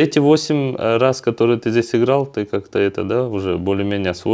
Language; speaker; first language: Russian; native; Russian